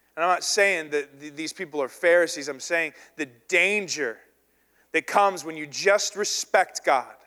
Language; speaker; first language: English; native; English